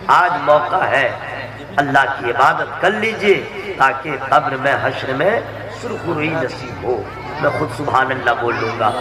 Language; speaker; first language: Urdu; native; Urdu